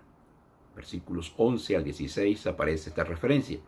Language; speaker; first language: Spanish; native; Spanish